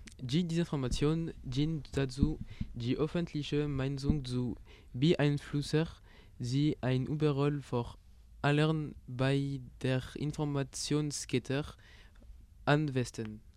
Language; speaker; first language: German; non-native, learner; French